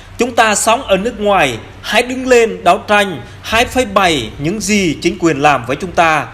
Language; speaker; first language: Vietnamese; non-native, local second language; Jarai